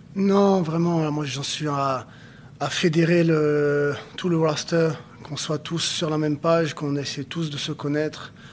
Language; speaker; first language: French; native; French